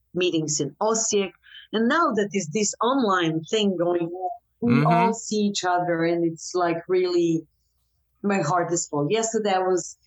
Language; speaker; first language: English; non-native, fluent; Croatian